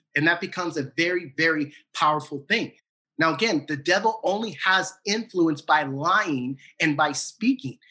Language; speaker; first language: English; native; English